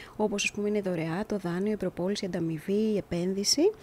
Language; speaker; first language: Greek; native; Greek